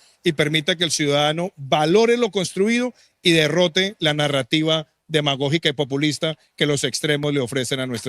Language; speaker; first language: Spanish; native; Spanish